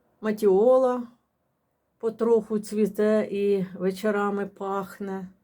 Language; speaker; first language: Ukrainian; non-native, local second language; Russian